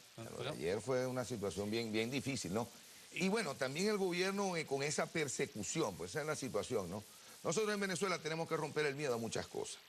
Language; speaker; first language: Spanish; native; Spanish